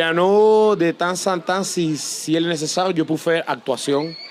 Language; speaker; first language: French; non-native, learner; Spanish